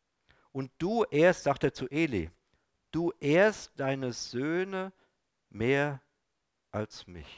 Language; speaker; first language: German; native; German